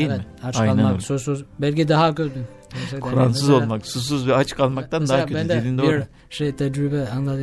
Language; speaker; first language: Turkish; non-native, learner; Albanian